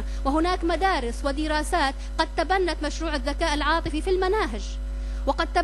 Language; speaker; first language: Arabic; native; Arabic